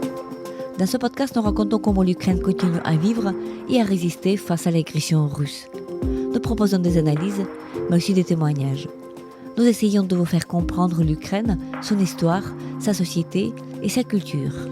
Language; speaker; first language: French; non-native, fluent; Ukrainian